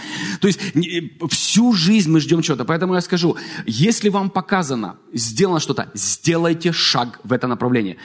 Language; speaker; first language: Russian; native; Russian